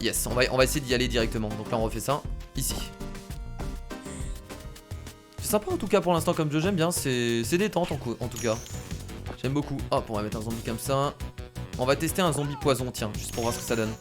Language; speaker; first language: French; native; French